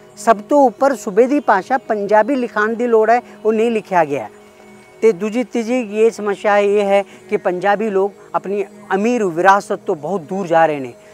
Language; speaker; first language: Punjabi; non-native, fluent; Kannada